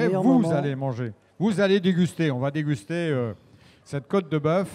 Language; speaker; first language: French; native; French